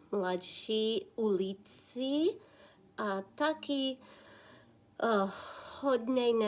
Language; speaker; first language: Czech; non-native, learner; English